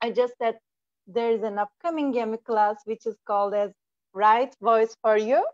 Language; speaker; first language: English; non-native, fluent; Turkish